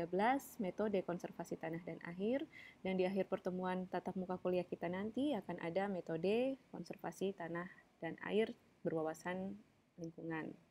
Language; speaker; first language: Indonesian; native; Indonesian